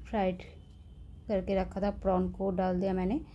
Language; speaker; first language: Hindi; non-native, local second language; Bangla